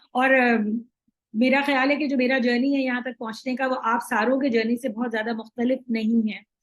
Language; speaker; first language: Urdu; native; Urdu